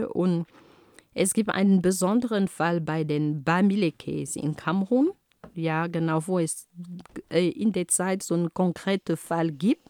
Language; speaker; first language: German; non-native, fluent; Ghomala